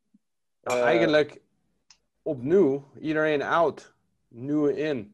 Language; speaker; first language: Dutch; non-native, learner; English